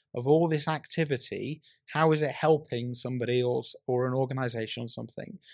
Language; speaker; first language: English; native; English